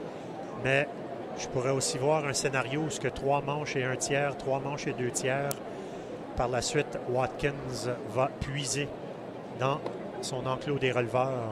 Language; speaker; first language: French; native; French